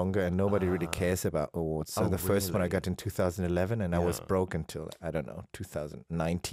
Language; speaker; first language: English; non-native, fluent; German